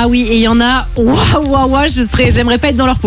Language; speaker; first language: French; native; French